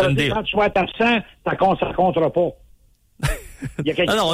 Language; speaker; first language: French; native; French